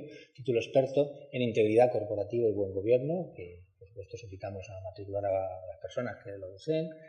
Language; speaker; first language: Spanish; native; Spanish